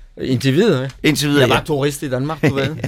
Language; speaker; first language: Danish; non-native, fluent; French